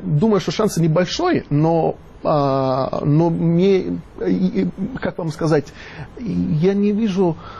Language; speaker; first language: Russian; non-native, fluent; Italian